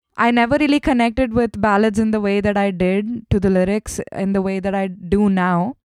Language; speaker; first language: English; non-native, local second language; Tamil